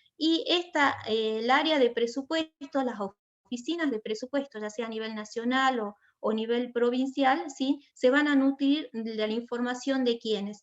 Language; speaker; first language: Spanish; native; Spanish